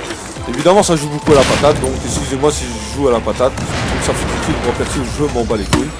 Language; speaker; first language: French; native; French